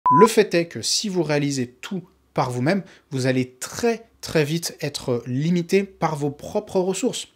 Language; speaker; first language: French; native; French